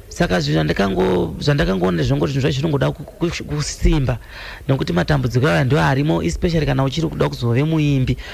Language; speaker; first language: Shona; early bilingual, other home language; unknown